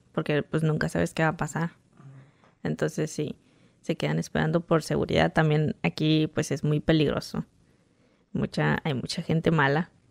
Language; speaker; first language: Spanish; native; Spanish